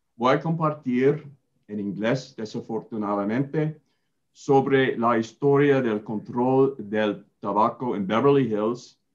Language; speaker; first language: Spanish; non-native, learner; English